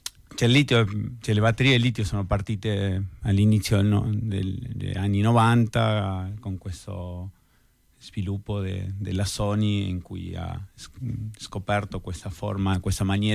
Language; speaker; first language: Italian; non-native, fluent; Spanish